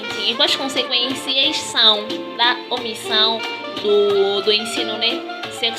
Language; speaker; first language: Portuguese; native; Portuguese